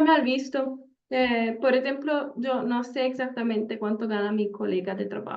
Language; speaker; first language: Spanish; non-native, fluent; Italian